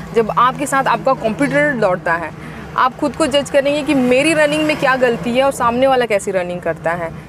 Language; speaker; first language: Hindi; native; Hindi